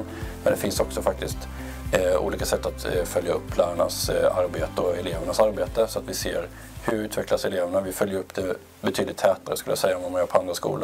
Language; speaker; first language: Swedish; native; Swedish